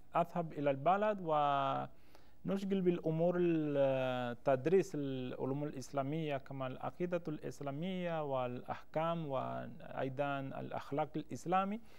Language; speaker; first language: Arabic; non-native, learner; Spanish